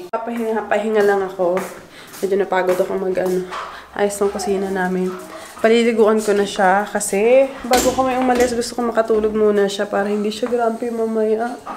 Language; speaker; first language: Filipino; native; Filipino